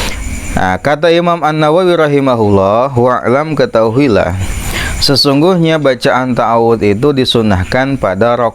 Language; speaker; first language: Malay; non-native, local second language; Sundanese